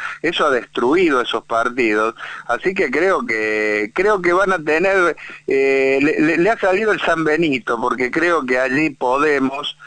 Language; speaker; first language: Spanish; native; Spanish